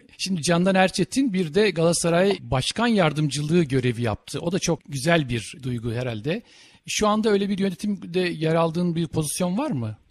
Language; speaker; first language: Turkish; native; Turkish